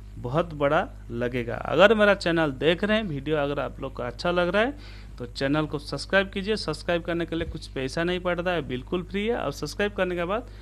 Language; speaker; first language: Hindi; non-native, local second language; Odia